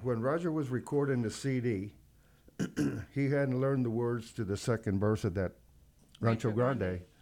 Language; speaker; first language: English; native; English